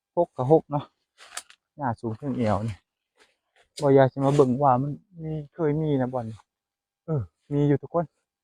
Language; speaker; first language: Thai; native; Thai